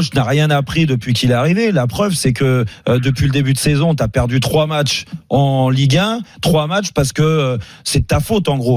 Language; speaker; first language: French; native; French